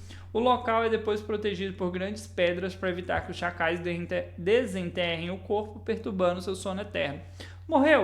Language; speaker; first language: Portuguese; native; Portuguese